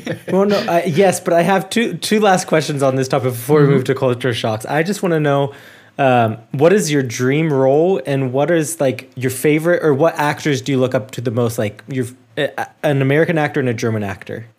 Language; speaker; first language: English; native; English